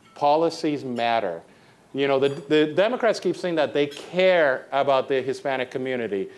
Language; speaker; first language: English; non-native, local second language; Spanish